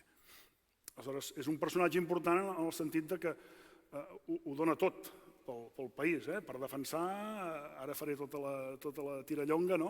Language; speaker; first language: Catalan; native; Catalan